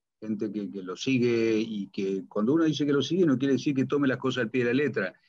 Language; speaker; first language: Spanish; native; Spanish